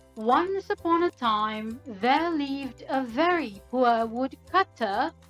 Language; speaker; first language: English; non-native, local second language; Malay